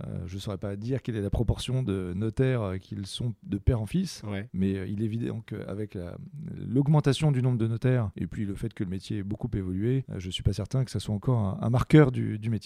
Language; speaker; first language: French; native; French